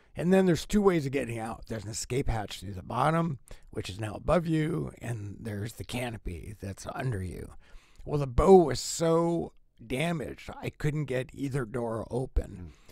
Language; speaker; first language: English; native; English